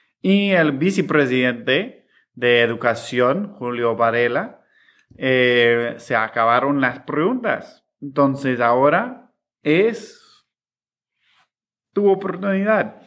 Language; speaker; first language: Spanish; non-native, fluent; English